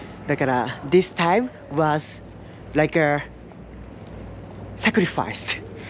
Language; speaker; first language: English; non-native, learner; Japanese